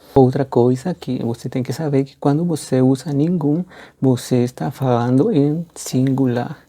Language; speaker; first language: Portuguese; non-native, fluent; Spanish